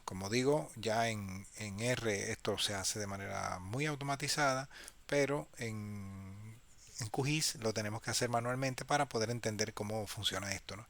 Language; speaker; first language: Spanish; native; Spanish